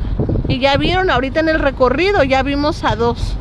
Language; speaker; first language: Spanish; native; Spanish